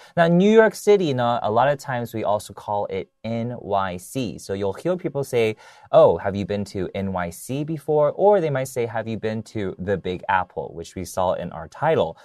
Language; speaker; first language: English; early bilingual, other home language; Chinese